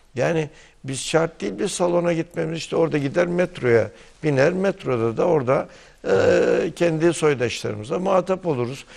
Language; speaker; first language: Turkish; native; Turkish